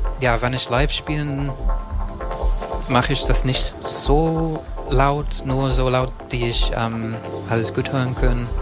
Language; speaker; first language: German; non-native, fluent; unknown